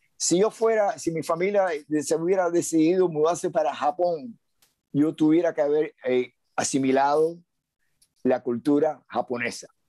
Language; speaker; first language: Spanish; native; Spanish